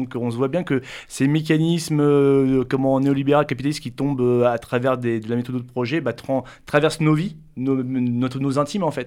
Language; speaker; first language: French; native; French